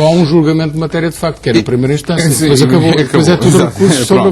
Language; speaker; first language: Portuguese; native; Portuguese